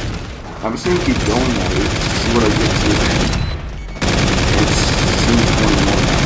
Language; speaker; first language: English; native; English